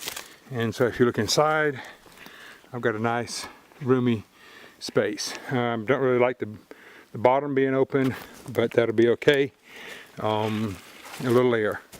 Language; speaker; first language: English; native; English